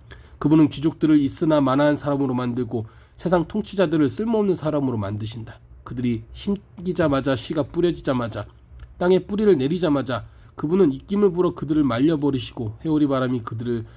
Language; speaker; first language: Korean; native; Korean